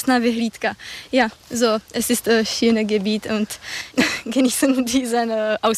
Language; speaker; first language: German; non-native, learner; Czech